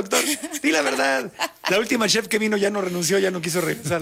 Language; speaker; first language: Spanish; native; Spanish